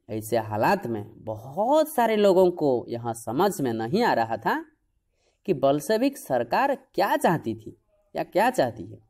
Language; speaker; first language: Hindi; non-native, local second language; Odia